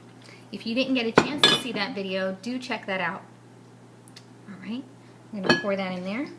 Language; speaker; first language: English; native; English